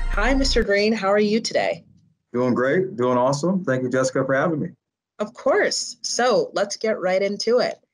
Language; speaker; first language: English; native; English